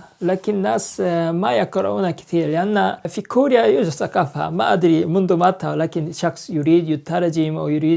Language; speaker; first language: Arabic; non-native, learner; Korean